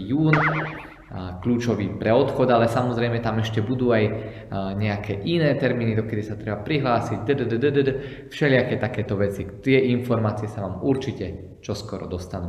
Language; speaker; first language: Slovak; native; Slovak